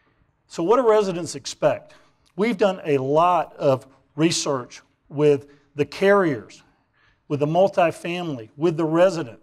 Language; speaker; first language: English; native; English